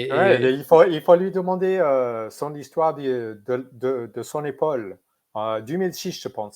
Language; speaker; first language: French; non-native, fluent; English